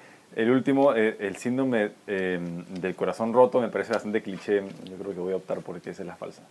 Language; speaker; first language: Spanish; native; Spanish